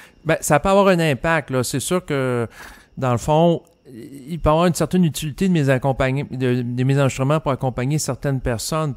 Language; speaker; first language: French; native; French